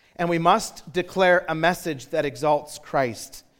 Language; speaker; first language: English; native; English